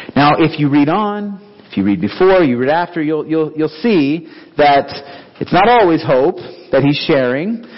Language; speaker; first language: English; native; English